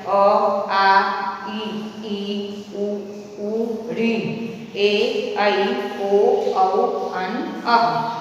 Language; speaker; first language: Hindi; non-native, local second language; Gujarati